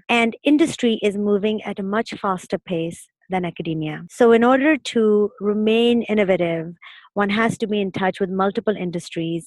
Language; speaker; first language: English; non-native, local second language; Urdu